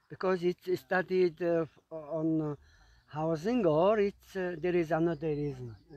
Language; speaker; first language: English; non-native, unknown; Mongolian